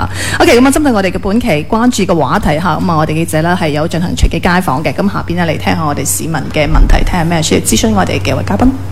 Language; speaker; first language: Cantonese; native; Cantonese